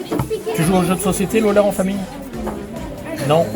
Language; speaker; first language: French; native; French